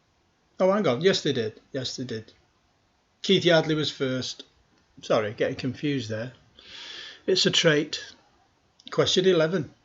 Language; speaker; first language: English; native; English